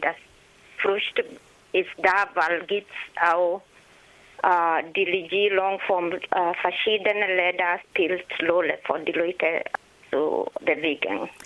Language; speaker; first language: German; non-native, learner; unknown